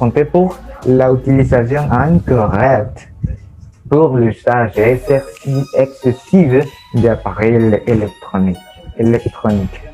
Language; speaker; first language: French; non-native, learner; Spanish